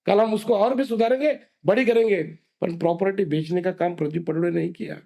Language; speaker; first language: Hindi; non-native, local second language; Marathi